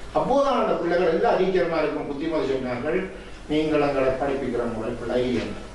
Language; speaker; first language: Tamil; native; Tamil